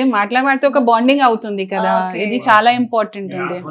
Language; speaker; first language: Telugu; non-native, fluent; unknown